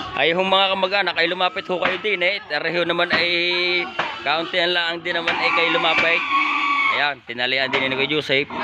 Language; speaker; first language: Filipino; native; Filipino